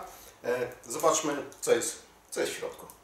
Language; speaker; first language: Polish; native; Polish